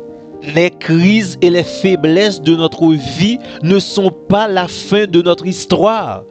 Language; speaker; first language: French; non-native, local second language; Haitian Creole